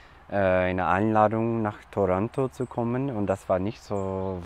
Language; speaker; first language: German; non-native, fluent; English